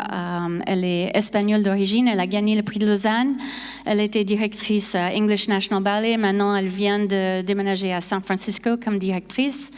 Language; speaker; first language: French; non-native, fluent; English